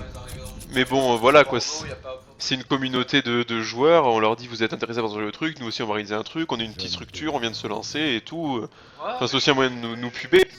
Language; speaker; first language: French; native; French